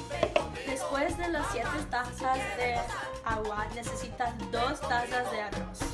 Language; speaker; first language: Spanish; non-native, learner; English